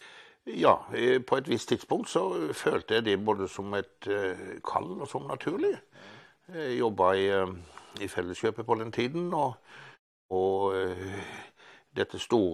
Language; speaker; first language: Norwegian; native; Norwegian